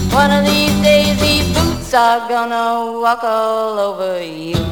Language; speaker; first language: Galician; native; Galician